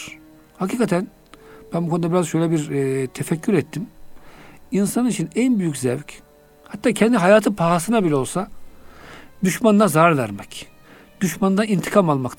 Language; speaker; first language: Turkish; native; Turkish